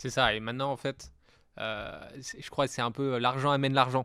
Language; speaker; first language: French; native; French